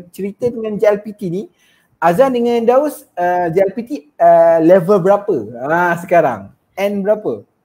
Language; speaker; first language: Malay; native; Malay